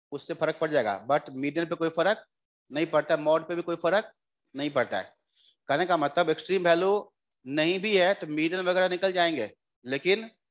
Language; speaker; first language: Hindi; native; Hindi